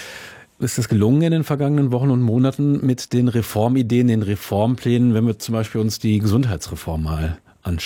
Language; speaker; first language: German; native; German